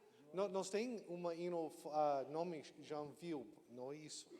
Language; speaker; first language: Portuguese; non-native, learner; English